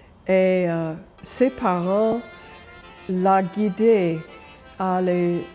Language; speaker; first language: French; non-native, local second language; English